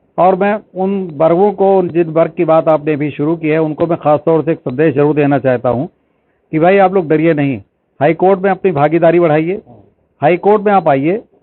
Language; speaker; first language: Hindi; native; Hindi